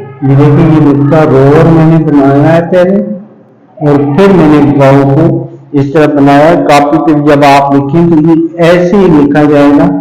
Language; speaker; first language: Urdu; native; Urdu